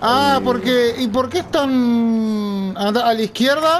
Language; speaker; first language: Spanish; native; Spanish